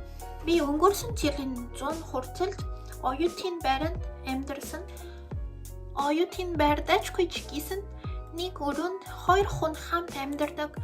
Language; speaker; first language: Mongolian; non-native, fluent; Spanish